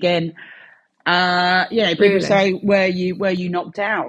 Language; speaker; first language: English; native; English